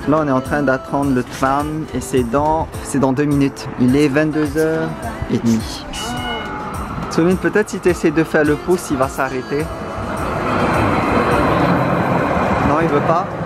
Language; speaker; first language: French; native; French